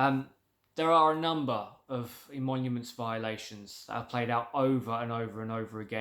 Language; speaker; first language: English; native; English